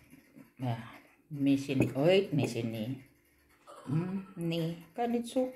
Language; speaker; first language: Dutch; non-native, learner; Filipino